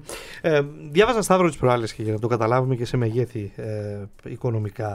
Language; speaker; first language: Greek; native; Greek